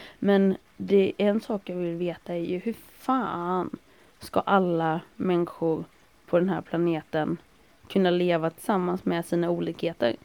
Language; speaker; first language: Swedish; native; Swedish